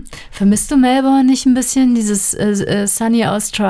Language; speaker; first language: German; native; German